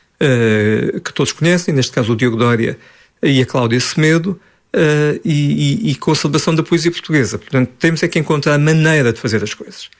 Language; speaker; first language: Portuguese; native; Portuguese